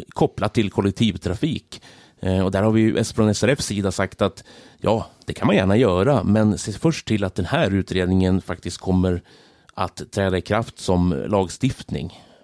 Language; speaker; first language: Swedish; native; Swedish